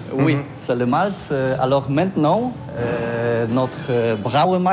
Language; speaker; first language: French; non-native, learner; Polish